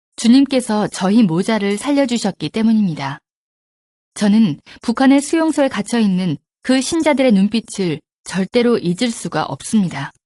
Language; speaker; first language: Korean; native; Korean